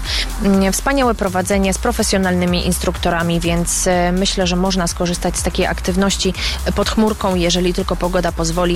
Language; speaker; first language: Polish; native; Polish